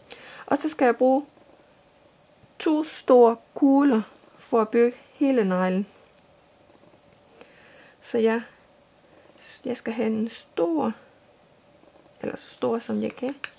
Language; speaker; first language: Danish; non-native, fluent; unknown